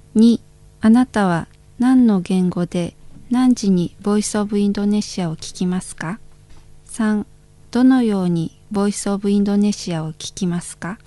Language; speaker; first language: Japanese; non-native, learner; Indonesian